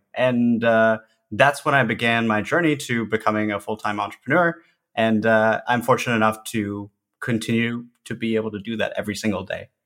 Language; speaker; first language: English; early bilingual, other home language; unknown